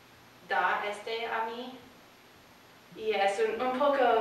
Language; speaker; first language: Spanish; non-native, learner; English